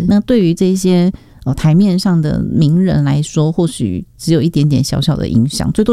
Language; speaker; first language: Chinese; native; Chinese